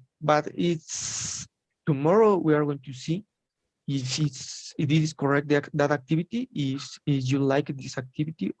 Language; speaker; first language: English; non-native, learner; Spanish